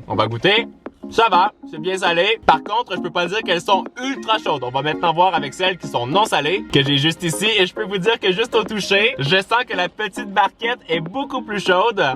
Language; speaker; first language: French; native; French